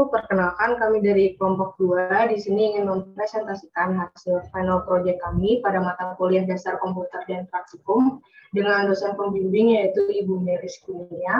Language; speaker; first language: Indonesian; native; Indonesian